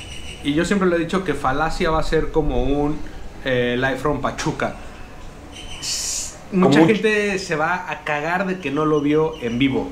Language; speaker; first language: Spanish; native; Spanish